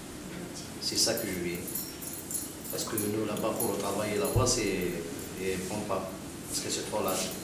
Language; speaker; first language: French; non-native, learner; Arabic